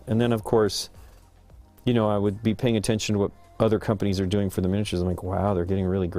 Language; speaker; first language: English; native; English